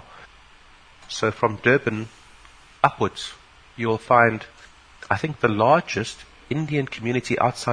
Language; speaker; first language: English; native; English